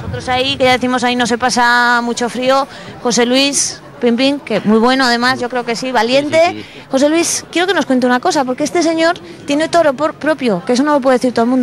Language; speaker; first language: Spanish; native; Spanish